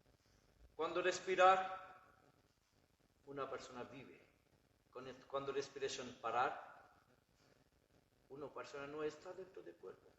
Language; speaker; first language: Spanish; non-native, learner; Bangla